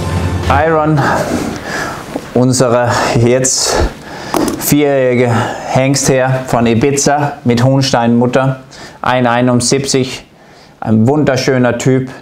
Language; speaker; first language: German; non-native, fluent; Danish